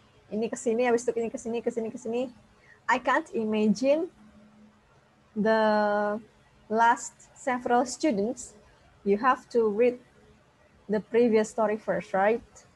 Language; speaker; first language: English; non-native, fluent; Indonesian